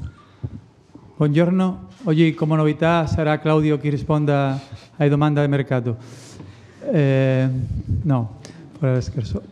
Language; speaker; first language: Italian; non-native, fluent; Spanish